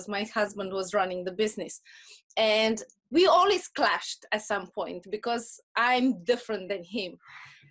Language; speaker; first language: English; non-native, fluent; Russian